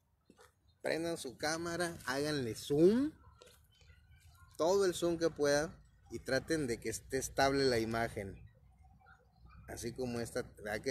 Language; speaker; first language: Spanish; native; Spanish